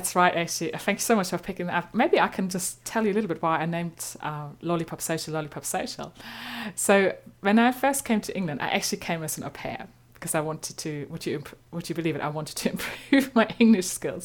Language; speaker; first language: English; non-native, fluent; German